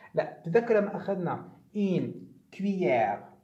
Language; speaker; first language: French; non-native, fluent; Arabic